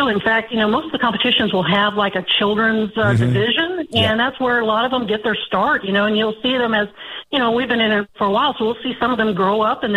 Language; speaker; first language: English; native; English